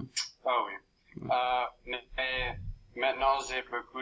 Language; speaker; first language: French; non-native, learner; English